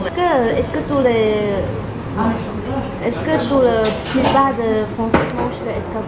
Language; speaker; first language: French; non-native, learner; Chinese